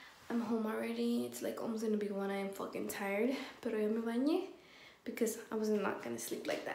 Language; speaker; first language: English; early bilingual, other home language; Spanish